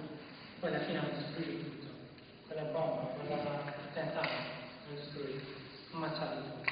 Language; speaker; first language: Italian; non-native, learner; Kurdish